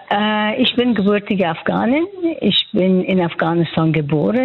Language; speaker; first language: German; non-native, fluent; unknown